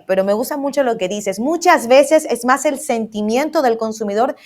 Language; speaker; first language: Spanish; native; Spanish